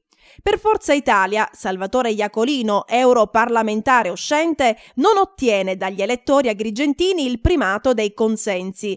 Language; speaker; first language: Italian; native; Italian